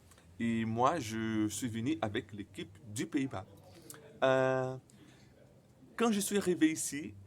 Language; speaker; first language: French; non-native, learner; Portuguese